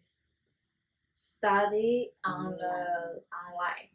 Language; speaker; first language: English; non-native, learner; Chinese